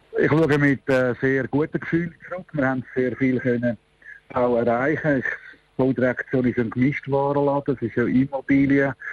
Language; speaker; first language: German; native; German